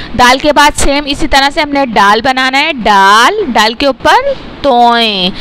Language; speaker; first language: Urdu; non-native, local second language; Punjabi